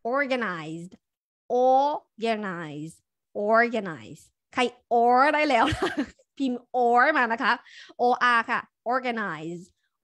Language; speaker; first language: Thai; native; Thai